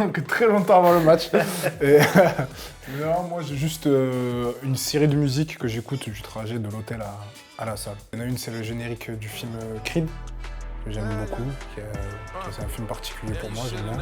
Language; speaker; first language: French; native; French